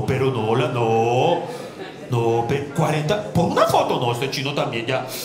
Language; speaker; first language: Spanish; native; Spanish